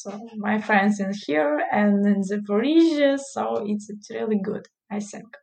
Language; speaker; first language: English; non-native, learner; Russian